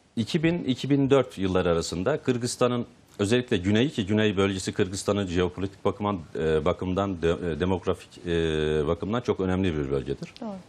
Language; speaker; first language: Turkish; native; Turkish